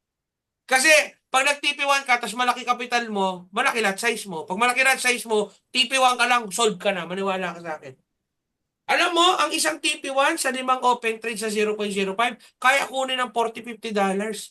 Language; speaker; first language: Filipino; native; Filipino